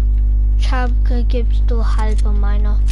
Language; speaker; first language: German; non-native, learner; English